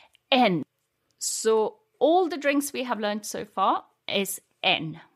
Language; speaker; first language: English; non-native, fluent; Swedish